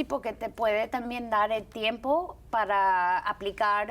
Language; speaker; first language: Spanish; early bilingual, heritage; Spanish